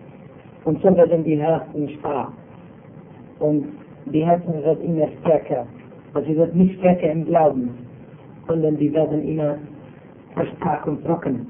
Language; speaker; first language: German; non-native, fluent; Arabic